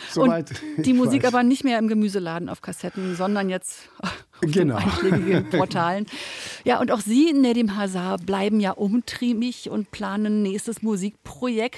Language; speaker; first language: German; native; German